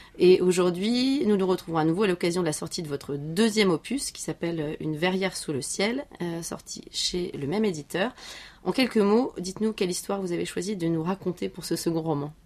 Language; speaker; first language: French; native; French